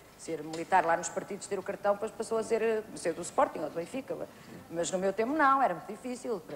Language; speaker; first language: Portuguese; native; Portuguese